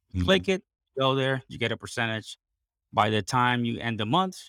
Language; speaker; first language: English; non-native, fluent; Spanish